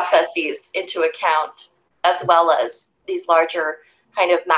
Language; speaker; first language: English; native; English